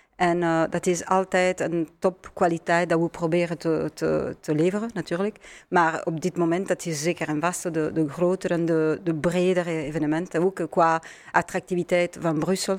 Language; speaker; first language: Dutch; non-native, learner; French